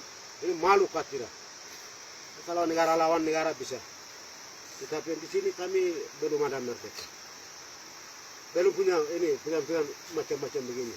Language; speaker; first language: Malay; non-native, local second language; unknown